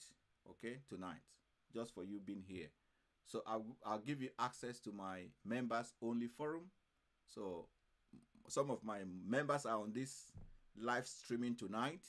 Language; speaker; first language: English; non-native, fluent; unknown